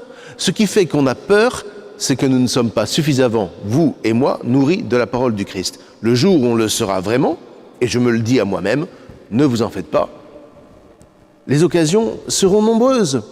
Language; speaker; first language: French; native; French